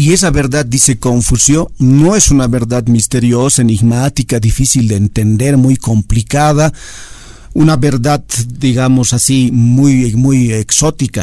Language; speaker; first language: Spanish; native; Spanish